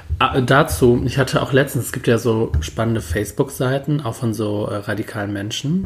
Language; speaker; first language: German; early bilingual, other home language; Turkish